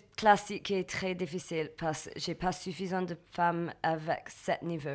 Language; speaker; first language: French; non-native, learner; English